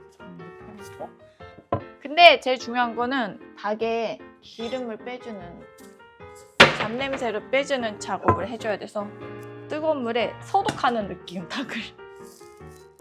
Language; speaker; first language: Korean; non-native, fluent; Japanese